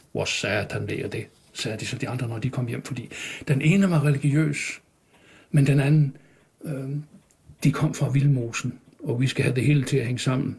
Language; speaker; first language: Danish; native; Danish